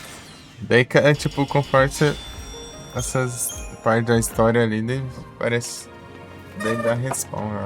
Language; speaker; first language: Portuguese; native; Portuguese